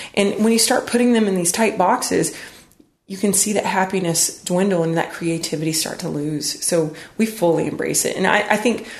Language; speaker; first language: English; native; English